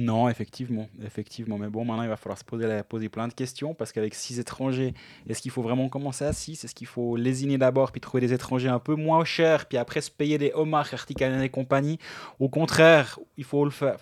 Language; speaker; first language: French; native; French